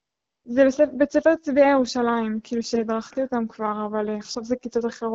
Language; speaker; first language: Hebrew; native; Hebrew